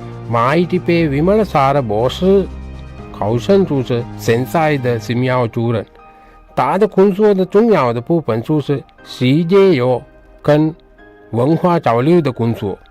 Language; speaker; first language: Chinese; non-native, learner; Sinhala